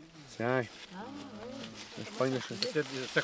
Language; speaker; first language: French; native; French